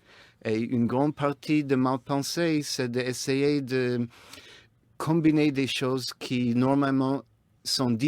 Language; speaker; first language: French; non-native, fluent; English